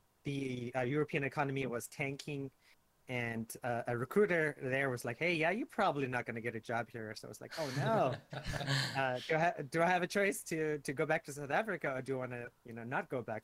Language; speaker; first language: English; native; English